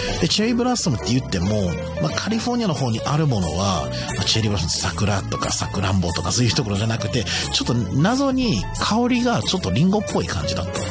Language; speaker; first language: Japanese; non-native, fluent; English